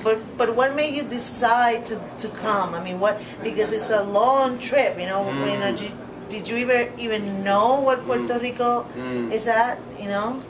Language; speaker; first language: English; non-native, local second language; Spanish